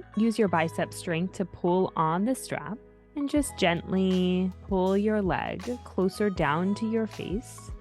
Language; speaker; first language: English; native; English